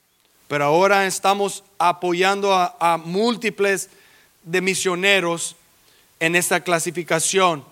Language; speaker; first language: Spanish; early bilingual, heritage; English